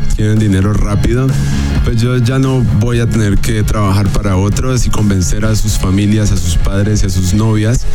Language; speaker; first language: Spanish; native; Spanish